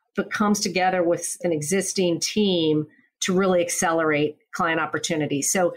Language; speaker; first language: English; native; English